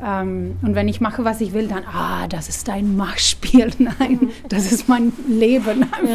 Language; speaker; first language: German; non-native, fluent; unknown